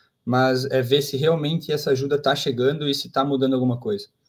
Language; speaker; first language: Portuguese; native; Portuguese